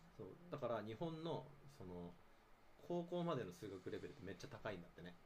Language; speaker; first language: Japanese; native; Japanese